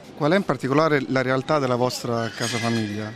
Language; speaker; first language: Italian; native; Italian